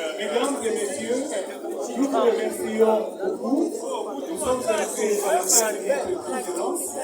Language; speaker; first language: French; non-native, local second language; Swahili